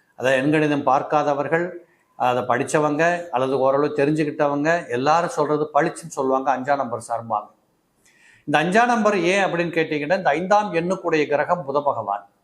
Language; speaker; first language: Tamil; native; Tamil